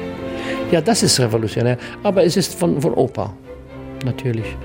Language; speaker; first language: German; non-native, learner; English